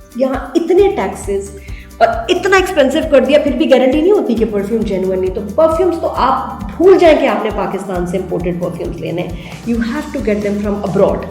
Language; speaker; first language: Urdu; native; Urdu